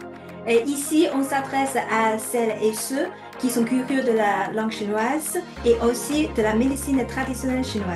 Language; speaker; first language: French; non-native, fluent; Chinese